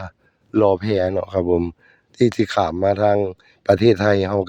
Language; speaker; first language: Thai; non-native, local second language; Northeastern Thai